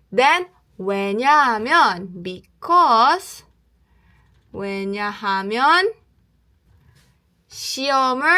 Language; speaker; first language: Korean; non-native, learner; Cebuano